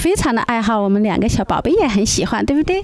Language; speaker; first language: Chinese; native; Chinese